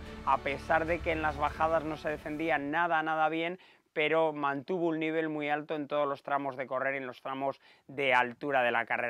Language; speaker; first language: Spanish; native; Spanish